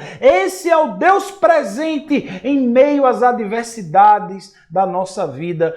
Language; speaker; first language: Portuguese; native; Portuguese